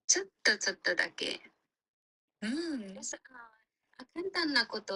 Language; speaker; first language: Japanese; non-native, fluent; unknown